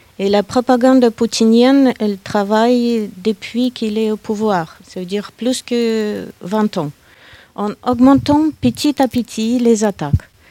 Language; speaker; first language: French; non-native, fluent; Russian